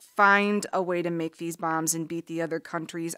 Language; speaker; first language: English; native; English